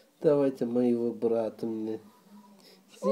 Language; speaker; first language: Russian; early bilingual, heritage; Russian